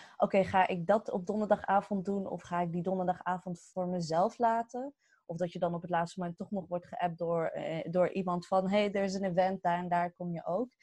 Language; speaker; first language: Dutch; early bilingual, other home language; Arabic